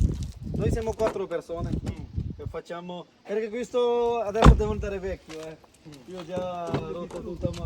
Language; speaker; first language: Italian; non-native, learner; Urdu